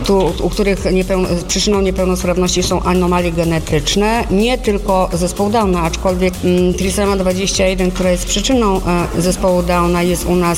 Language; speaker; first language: Polish; native; Polish